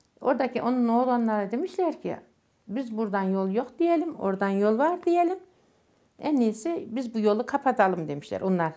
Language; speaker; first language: Turkish; non-native, local second language; Macedonian